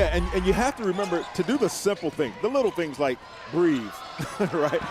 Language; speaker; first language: English; native; English